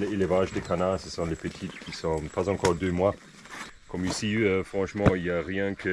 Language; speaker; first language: French; non-native, fluent; German